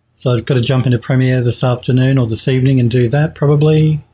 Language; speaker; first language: English; native; English